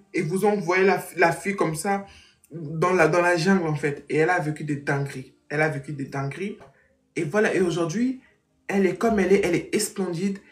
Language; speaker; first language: French; non-native, fluent; Portuguese